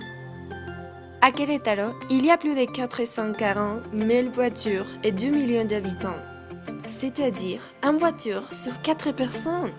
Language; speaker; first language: French; non-native, learner; Spanish